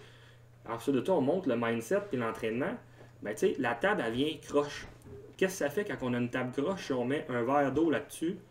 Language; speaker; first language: French; native; French